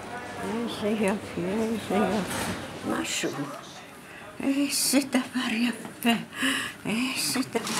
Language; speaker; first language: Hebrew; non-native, fluent; Polish